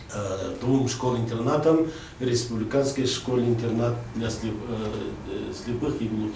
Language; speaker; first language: Russian; non-native, local second language; Kyrgyz